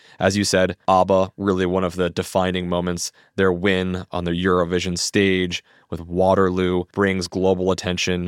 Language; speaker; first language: English; native; English